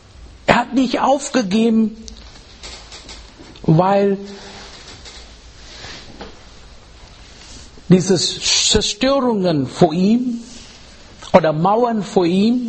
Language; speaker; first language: German; non-native, learner; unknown